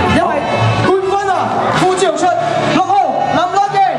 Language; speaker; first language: Cantonese; native; Cantonese